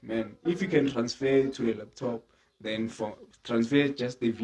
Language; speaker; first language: English; non-native, local second language; Northern Sotho